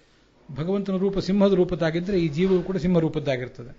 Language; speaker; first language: Kannada; native; Kannada